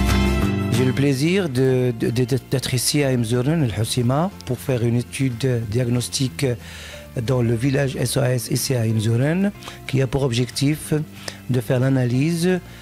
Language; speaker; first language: French; non-native, local second language; Arabic